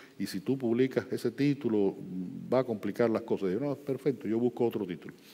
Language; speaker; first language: Spanish; native; Spanish